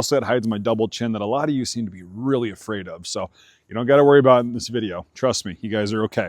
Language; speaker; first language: English; native; English